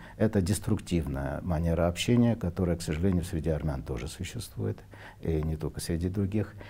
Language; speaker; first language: Russian; non-native, local second language; Armenian